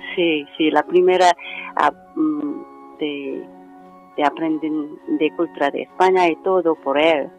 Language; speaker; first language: Spanish; non-native, learner; Korean